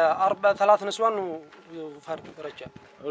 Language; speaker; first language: Arabic; native; Arabic